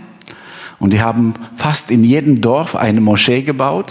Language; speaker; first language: German; non-native, fluent; Albanian